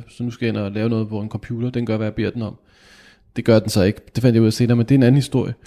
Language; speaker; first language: Danish; native; Danish